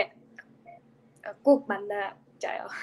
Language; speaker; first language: Korean; non-native, learner; Turkish